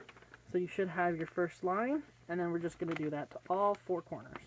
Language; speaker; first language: English; native; English